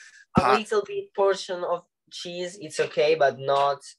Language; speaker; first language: English; non-native, learner; Italian